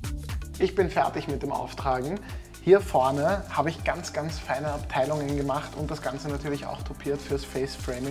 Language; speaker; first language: German; native; German